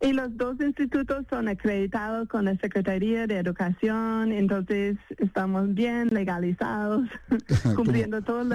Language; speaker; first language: Spanish; non-native, fluent; English